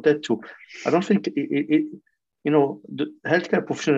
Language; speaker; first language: English; non-native, fluent; French